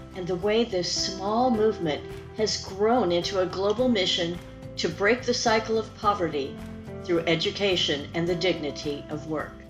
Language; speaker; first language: English; native; English